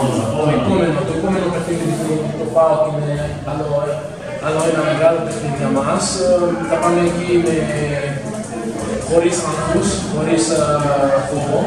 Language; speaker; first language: Greek; non-native, learner; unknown